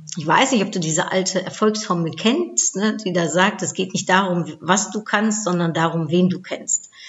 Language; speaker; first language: German; non-native, fluent; Dutch